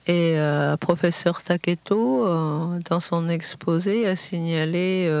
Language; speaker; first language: French; non-native, fluent; Japanese